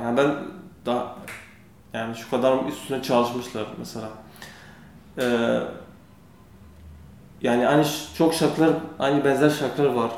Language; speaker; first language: Turkish; non-native, learner; Kurdish